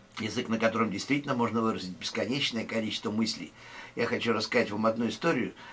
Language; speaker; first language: Russian; native; Russian